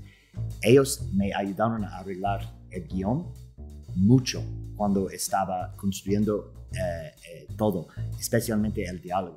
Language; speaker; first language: Spanish; non-native, fluent; English